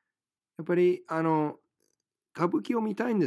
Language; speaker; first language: Japanese; non-native, fluent; English